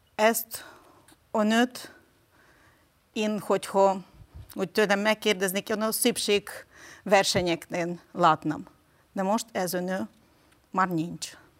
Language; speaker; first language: Hungarian; non-native, fluent; Ukrainian